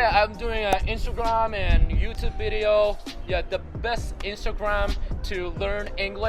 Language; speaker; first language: English; non-native, fluent; Japanese